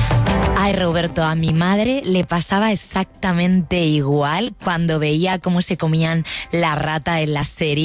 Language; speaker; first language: Spanish; native; Spanish